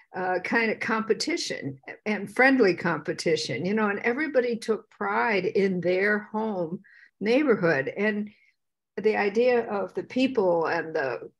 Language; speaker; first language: English; native; English